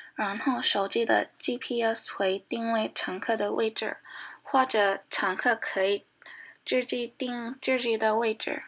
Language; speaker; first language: Chinese; non-native, learner; English